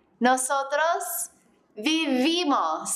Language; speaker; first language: Spanish; non-native, fluent; English